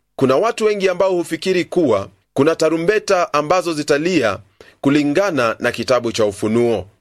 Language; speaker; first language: Swahili; non-native, local second language; Luyia